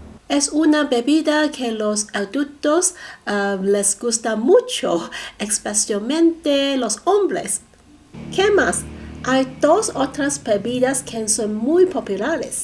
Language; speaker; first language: Spanish; non-native, learner; Cantonese